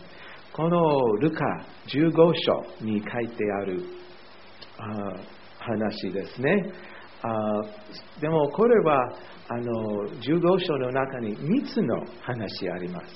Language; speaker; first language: Japanese; non-native, fluent; English